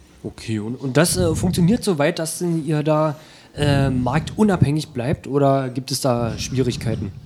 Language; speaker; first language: German; native; German